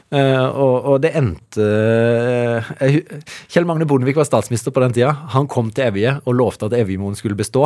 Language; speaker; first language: Norwegian; native; Norwegian